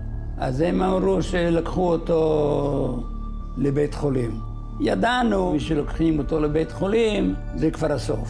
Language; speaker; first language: Hebrew; non-native, fluent; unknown